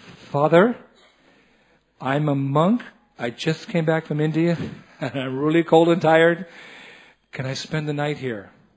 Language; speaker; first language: English; native; English